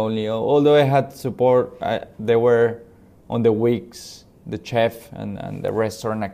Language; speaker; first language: English; non-native, fluent; Spanish